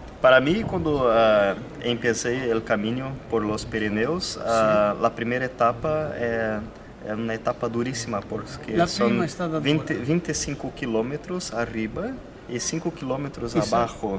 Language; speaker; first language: Spanish; non-native, fluent; Italian